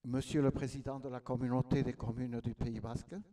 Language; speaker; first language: French; non-native, local second language; Basque